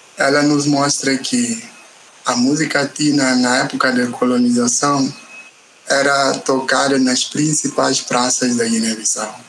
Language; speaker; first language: Portuguese; non-native, local second language; Upper Guinea Crioulo